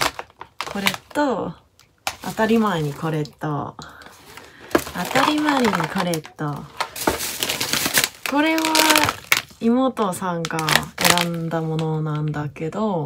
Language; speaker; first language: Japanese; non-native, learner; Korean